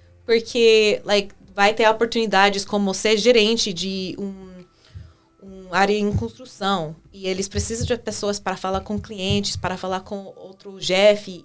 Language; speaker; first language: Portuguese; non-native, fluent; English